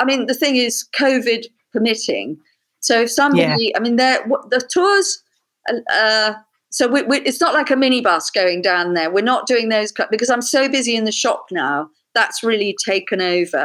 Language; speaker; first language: English; native; English